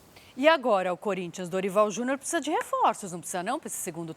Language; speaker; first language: Portuguese; native; Portuguese